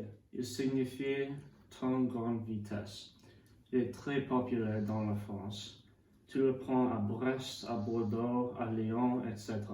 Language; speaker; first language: French; non-native, learner; English